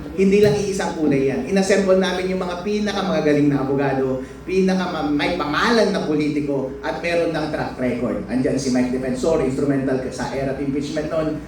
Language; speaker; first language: Filipino; non-native, local second language; Iloko